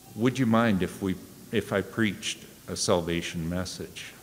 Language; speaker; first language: English; native; English